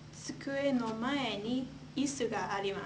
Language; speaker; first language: Japanese; non-native, learner; English